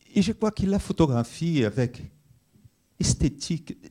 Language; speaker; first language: French; non-native, fluent; Portuguese